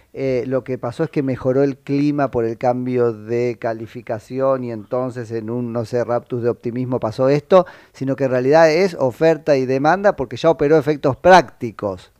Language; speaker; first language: Spanish; native; Spanish